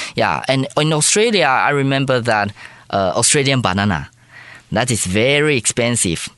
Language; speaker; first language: English; non-native, fluent; Chinese